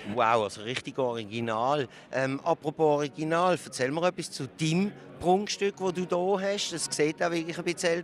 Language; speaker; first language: German; native; German